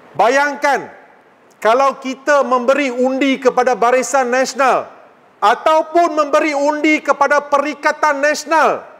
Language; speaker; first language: Malay; non-native, local second language; Tamil